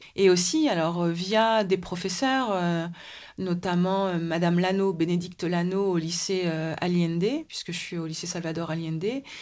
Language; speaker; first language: French; native; French